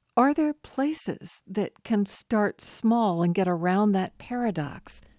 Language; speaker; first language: English; native; English